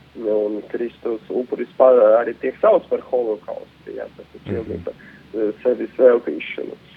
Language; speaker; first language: Latvian; non-native, local second language; Russian